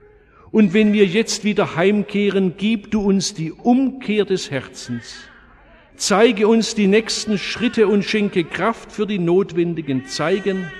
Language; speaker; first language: German; native; German